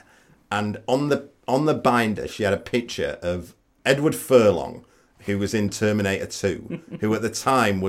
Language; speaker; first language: English; native; English